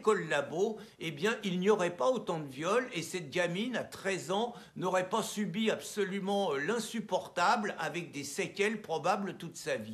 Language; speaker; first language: French; native; French